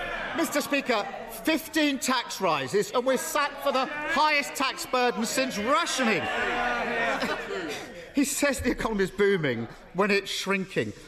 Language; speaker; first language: English; native; English